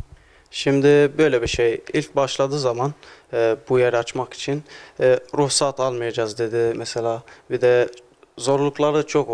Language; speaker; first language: Turkish; non-native, learner; Arabic